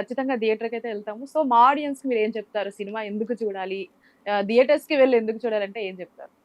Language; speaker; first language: Telugu; native; Telugu